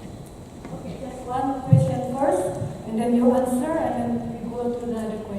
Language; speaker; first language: English; non-native, fluent; Indonesian